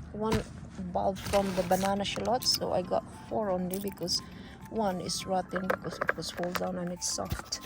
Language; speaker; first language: English; non-native, fluent; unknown